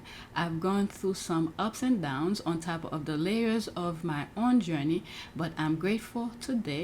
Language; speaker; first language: English; native; English